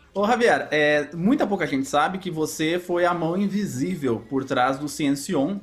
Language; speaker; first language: Portuguese; native; Portuguese